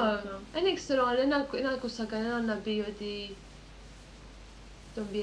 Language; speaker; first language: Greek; early bilingual, heritage; Greek